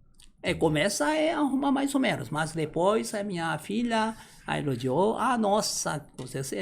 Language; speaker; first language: Portuguese; non-native, learner; Korean